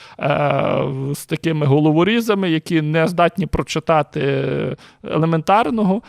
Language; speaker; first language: Ukrainian; native; Ukrainian